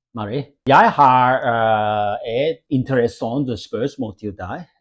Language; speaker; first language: Norwegian; non-native, learner; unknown